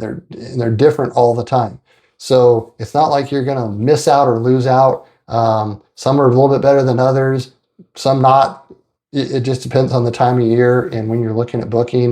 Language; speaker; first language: English; native; English